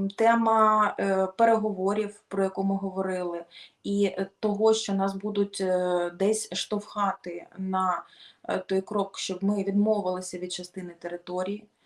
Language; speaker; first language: Ukrainian; non-native, local second language; Russian